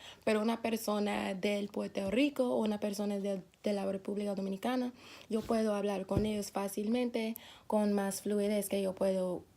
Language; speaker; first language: Spanish; non-native, fluent; English